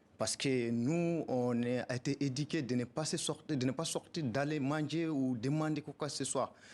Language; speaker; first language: French; non-native, local second language; Soninke